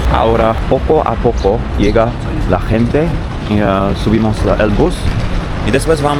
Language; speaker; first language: Spanish; non-native, learner; English